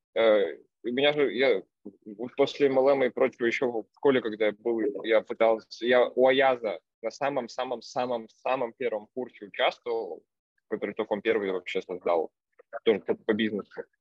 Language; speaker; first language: Russian; native; Russian